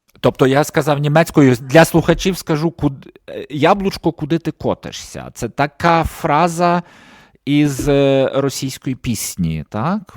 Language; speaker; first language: Ukrainian; native; Ukrainian